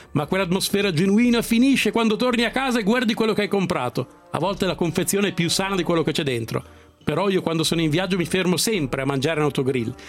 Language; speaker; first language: Italian; native; Italian